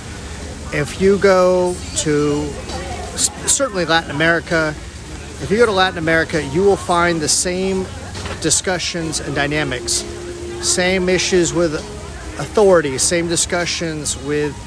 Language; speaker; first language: English; native; English